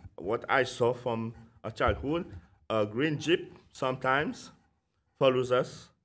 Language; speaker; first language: English; non-native, local second language; Seselwa Creole French